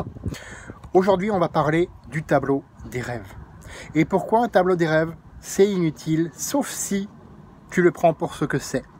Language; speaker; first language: French; native; French